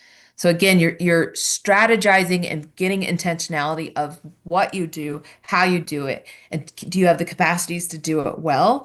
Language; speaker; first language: English; native; English